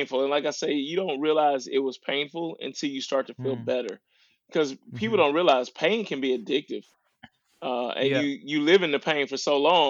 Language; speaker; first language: English; native; English